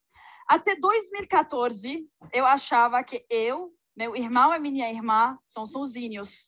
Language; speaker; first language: Portuguese; non-native, fluent; Arabic